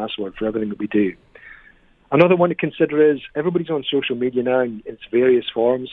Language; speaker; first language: English; native; English